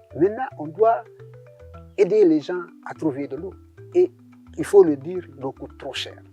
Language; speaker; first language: French; non-native, local second language; Serer